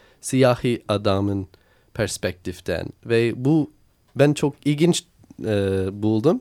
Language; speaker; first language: Turkish; non-native, learner; English